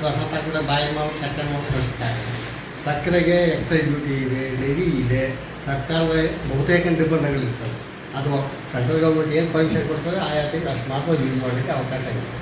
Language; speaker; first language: Kannada; native; Kannada